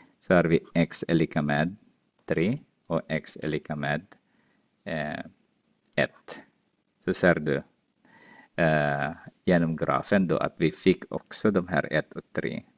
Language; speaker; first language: Swedish; non-native, fluent; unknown